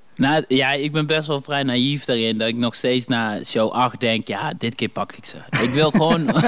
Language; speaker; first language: Dutch; early bilingual, other home language; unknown